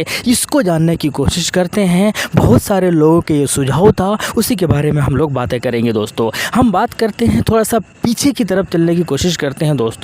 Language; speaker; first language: Hindi; native; Hindi